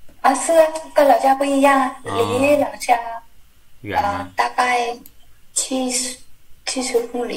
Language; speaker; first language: Chinese; non-native, learner; Vietnamese